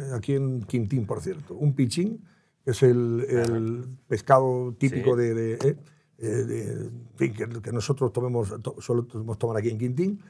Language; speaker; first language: Spanish; native; Spanish